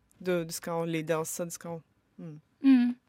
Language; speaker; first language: Norwegian; non-native, fluent; Portuguese